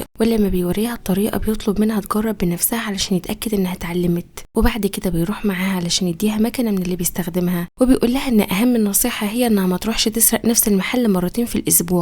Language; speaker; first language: Arabic; native; Arabic